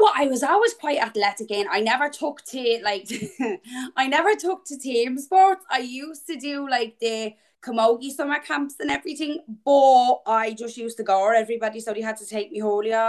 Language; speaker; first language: English; native; English